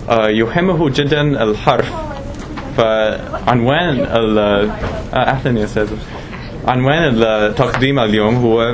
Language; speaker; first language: Arabic; non-native, fluent; English